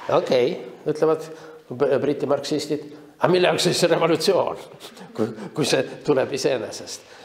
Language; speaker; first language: Estonian; non-native, local second language; Russian